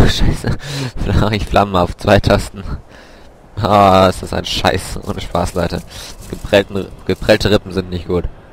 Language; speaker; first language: German; native; German